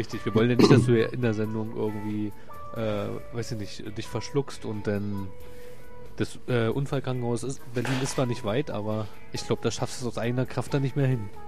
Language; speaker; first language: German; native; German